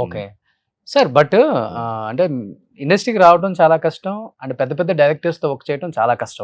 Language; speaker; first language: Telugu; native; Telugu